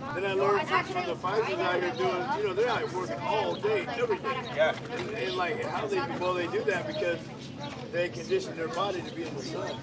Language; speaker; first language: English; native; English